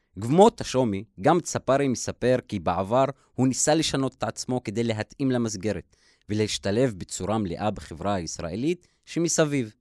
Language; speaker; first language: Hebrew; non-native, local second language; Arabic